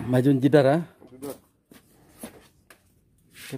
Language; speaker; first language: Arabic; non-native, learner; Indonesian